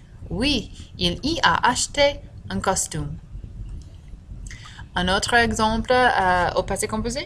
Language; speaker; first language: French; non-native, fluent; English